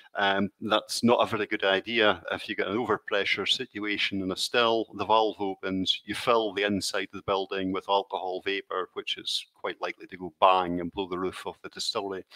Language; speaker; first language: English; native; English